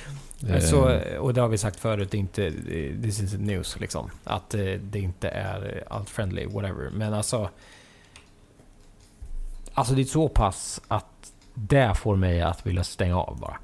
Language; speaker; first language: Swedish; native; Swedish